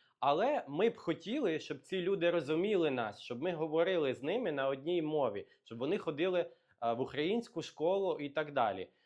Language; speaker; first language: Ukrainian; native; Ukrainian